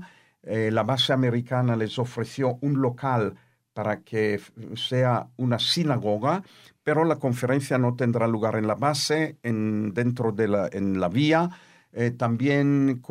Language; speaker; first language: Spanish; non-native, fluent; Hebrew